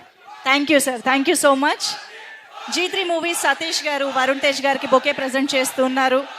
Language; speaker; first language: Telugu; native; Telugu